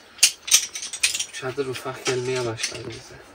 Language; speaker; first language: Turkish; native; Turkish